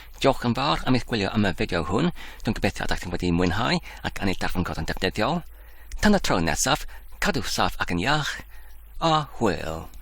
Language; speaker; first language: Welsh; non-native, learner; Dutch